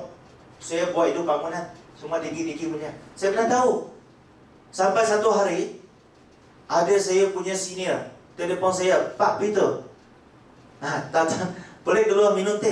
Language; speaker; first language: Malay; non-native, local second language; Chinese